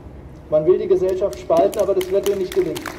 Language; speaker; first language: German; native; German